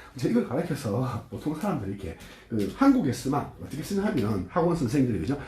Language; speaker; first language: Korean; native; Korean